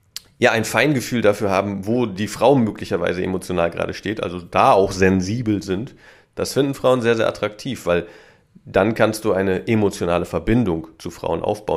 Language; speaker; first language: German; native; German